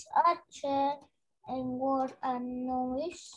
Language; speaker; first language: English; non-native, learner; Spanish